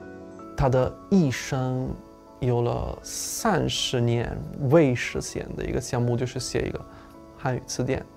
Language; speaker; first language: Chinese; non-native, fluent; Italian